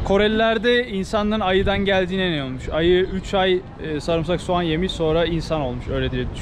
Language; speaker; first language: Turkish; native; Turkish